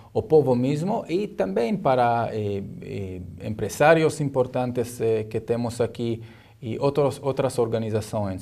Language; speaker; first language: Portuguese; non-native, learner; Hebrew